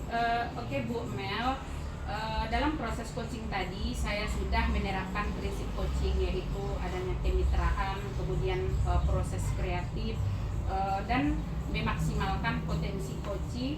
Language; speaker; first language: Indonesian; native; Indonesian